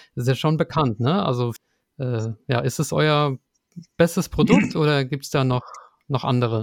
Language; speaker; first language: German; native; German